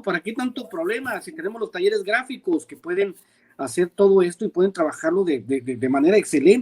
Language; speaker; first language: Spanish; native; Spanish